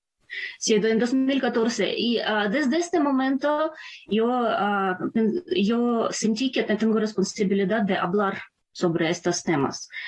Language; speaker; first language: Spanish; non-native, fluent; Ukrainian